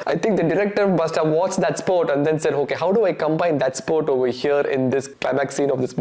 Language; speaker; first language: English; non-native, local second language; Tamil